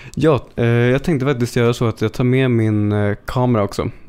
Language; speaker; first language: Swedish; native; Swedish